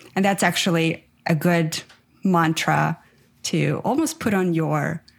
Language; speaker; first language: English; non-native, fluent; Ukrainian